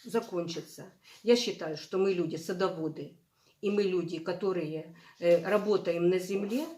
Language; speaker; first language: Russian; non-native, local second language; Ukrainian